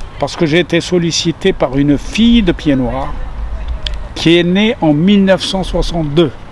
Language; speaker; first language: French; non-native, local second language; Arabic